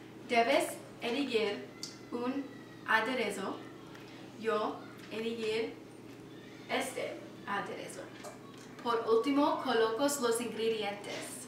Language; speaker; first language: Spanish; non-native, learner; English